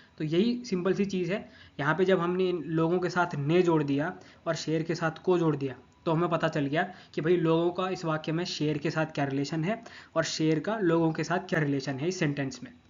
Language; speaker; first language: Hindi; non-native, local second language; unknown